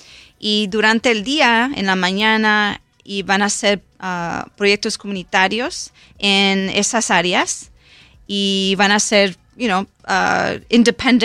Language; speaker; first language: Spanish; early bilingual, heritage; Spanish